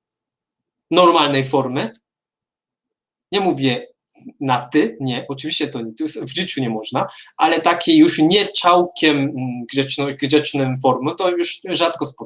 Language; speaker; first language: Polish; non-native, fluent; Korean